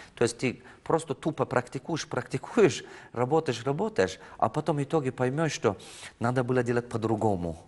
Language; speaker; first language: Russian; non-native, fluent; Tajik